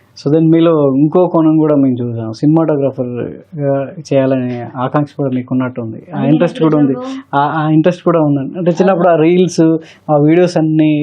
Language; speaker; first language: Telugu; native; Telugu